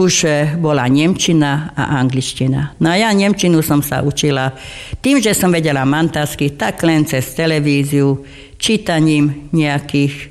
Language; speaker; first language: Slovak; non-native, local second language; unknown